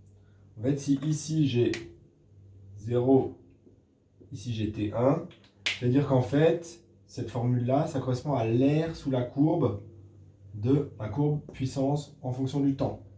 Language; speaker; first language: French; native; French